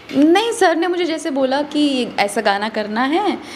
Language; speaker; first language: Hindi; native; Hindi